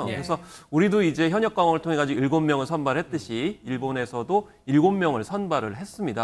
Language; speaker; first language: Korean; native; Korean